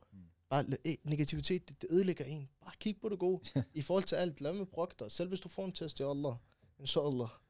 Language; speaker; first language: Danish; early bilingual, other home language; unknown